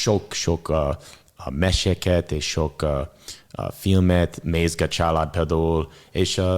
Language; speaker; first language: Hungarian; non-native, learner; English